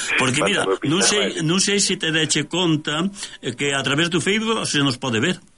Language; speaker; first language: Galician; native; Galician